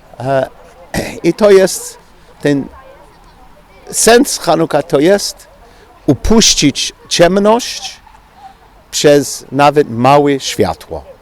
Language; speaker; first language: Polish; non-native, learner; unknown